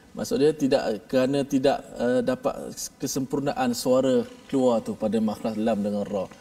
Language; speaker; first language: Malay; native; Malay